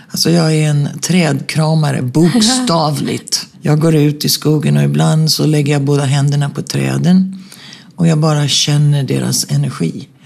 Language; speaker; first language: Swedish; native; Swedish